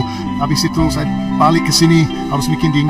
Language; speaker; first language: Indonesian; non-native, learner; English